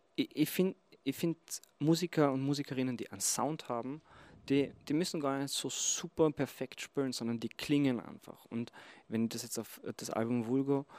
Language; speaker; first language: German; non-native, local second language; Slovenian